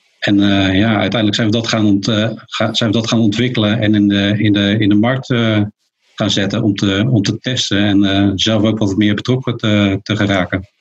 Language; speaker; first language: Dutch; native; Dutch